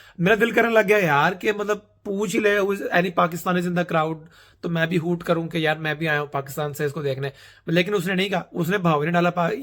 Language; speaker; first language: Urdu; native; Urdu